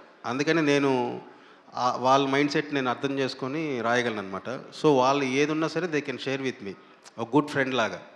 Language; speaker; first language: Telugu; native; Telugu